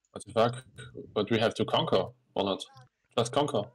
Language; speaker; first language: English; non-native, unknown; German